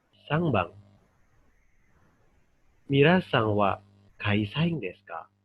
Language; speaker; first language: Japanese; non-native, fluent; Indonesian